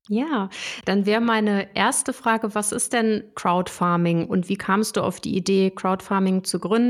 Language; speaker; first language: German; native; German